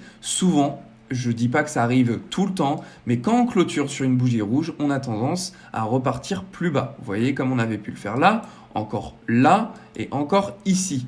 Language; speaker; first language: French; native; French